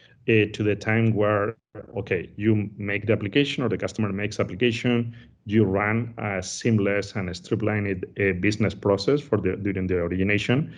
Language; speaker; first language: English; non-native, fluent; Spanish